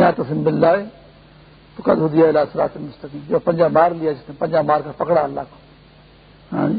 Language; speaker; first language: Urdu; non-native, local second language; Pashto